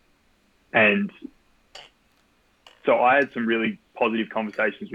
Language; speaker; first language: English; native; English